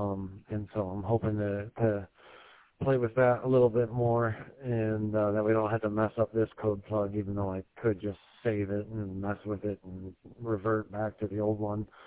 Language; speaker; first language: English; native; English